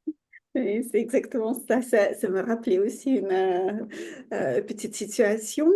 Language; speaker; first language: French; non-native, fluent; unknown